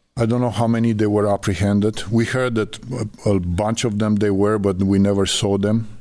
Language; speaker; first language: English; non-native, fluent; Romanian